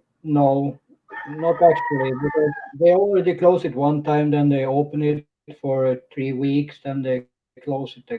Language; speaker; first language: English; non-native, fluent; Norwegian